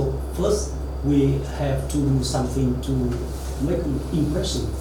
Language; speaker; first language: English; non-native, learner; Vietnamese